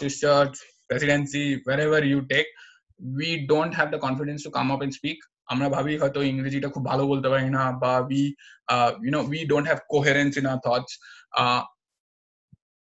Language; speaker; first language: English; non-native, local second language; Bangla